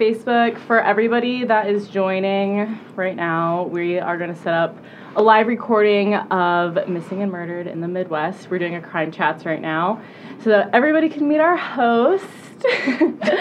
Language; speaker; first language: English; native; English